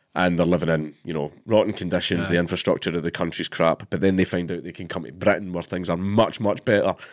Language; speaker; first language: English; native; English